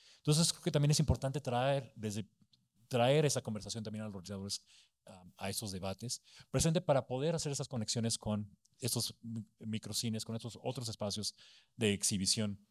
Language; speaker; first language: Spanish; native; Spanish